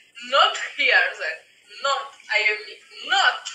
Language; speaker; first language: English; non-native, learner; Russian